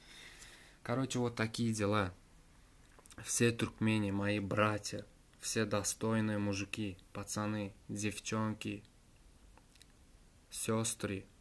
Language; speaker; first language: Russian; non-native, learner; Turkmen